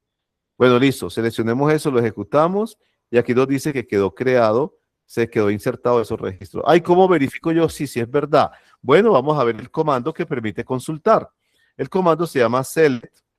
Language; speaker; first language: Spanish; native; Spanish